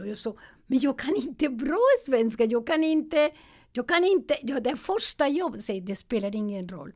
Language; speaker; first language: Swedish; non-native, learner; Spanish